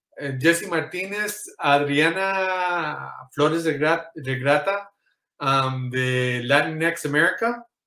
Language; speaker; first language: Spanish; early bilingual, heritage; Spanish